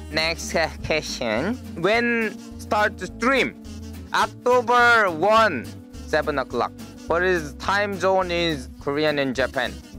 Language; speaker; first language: English; non-native, learner; Korean